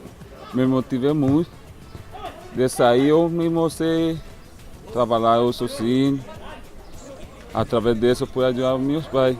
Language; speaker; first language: Portuguese; non-native, fluent; Spanish